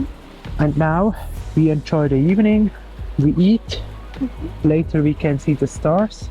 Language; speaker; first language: English; non-native, fluent; German